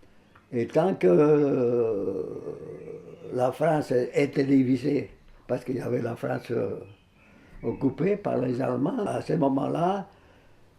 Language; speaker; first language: French; non-native, fluent; Spanish